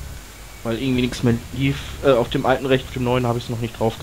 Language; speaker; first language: German; native; German